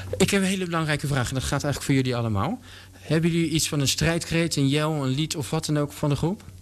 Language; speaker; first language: Dutch; native; Dutch